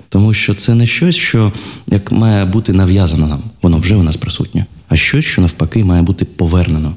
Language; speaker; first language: Ukrainian; non-native, local second language; Russian